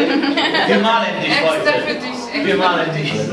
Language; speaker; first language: German; non-native, fluent; Polish